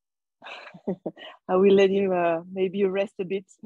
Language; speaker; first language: English; non-native, fluent; French